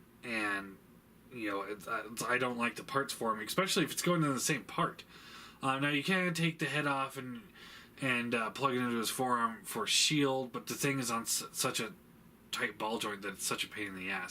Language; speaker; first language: English; native; English